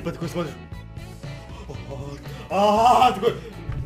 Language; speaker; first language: Russian; native; Russian